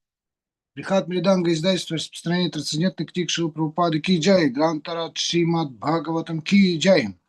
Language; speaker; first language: Russian; native; Russian